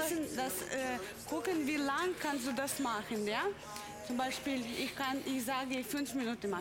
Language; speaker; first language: German; non-native, learner; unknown